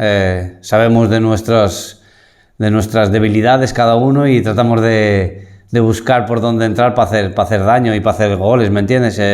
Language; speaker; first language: Spanish; native; Spanish